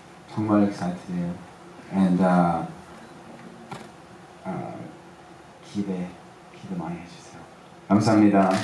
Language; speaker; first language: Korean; early bilingual, heritage; English